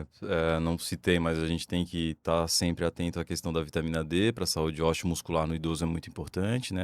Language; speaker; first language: Portuguese; native; Portuguese